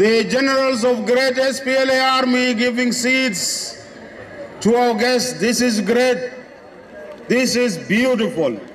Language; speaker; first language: English; non-native, fluent; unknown